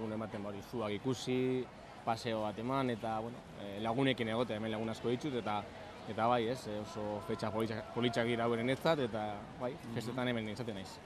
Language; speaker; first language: Basque; native; Basque